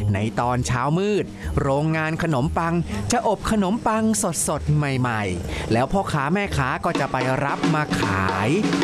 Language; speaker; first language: Thai; native; Thai